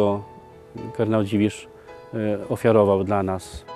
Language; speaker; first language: Polish; non-native, local second language; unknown